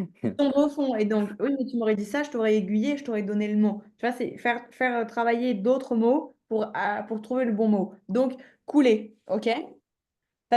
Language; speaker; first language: French; native; French